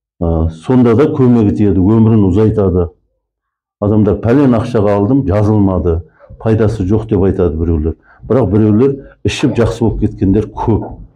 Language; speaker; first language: Kazakh; early bilingual, heritage; Kazakh